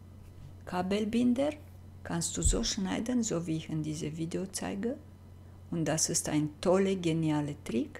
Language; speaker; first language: German; non-native, fluent; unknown